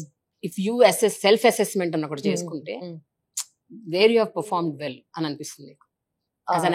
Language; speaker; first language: Telugu; native; Telugu